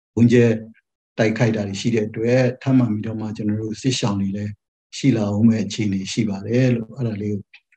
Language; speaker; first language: Burmese; non-native, local second language; Western Kayah